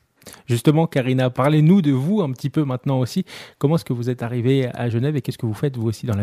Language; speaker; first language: French; native; French